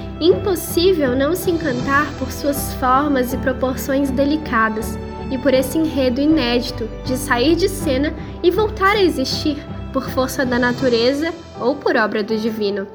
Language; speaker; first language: Portuguese; native; Portuguese